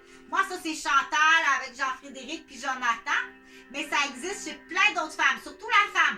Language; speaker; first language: French; native; French